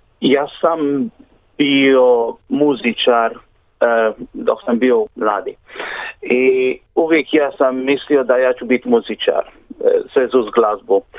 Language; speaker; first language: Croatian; early bilingual, heritage; Croatian